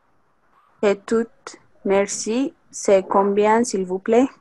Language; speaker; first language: French; non-native, learner; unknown